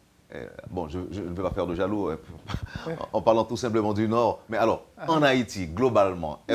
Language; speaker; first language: French; native; French